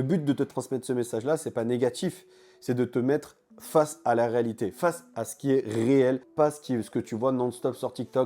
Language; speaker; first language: French; native; French